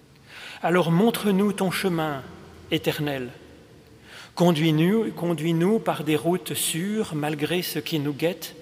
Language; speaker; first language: French; native; French